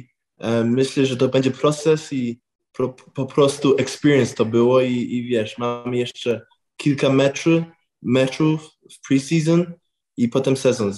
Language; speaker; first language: Polish; early bilingual, heritage; English